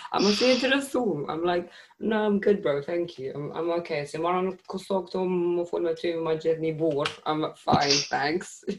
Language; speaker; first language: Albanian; early bilingual, heritage; Albanian